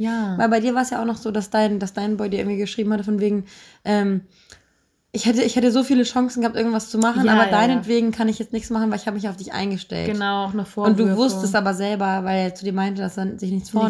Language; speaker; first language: German; native; German